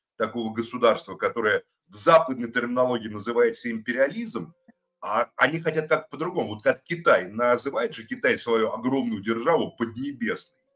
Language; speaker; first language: Russian; native; Russian